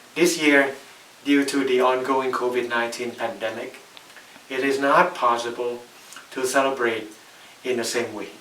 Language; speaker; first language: English; non-native, fluent; Thai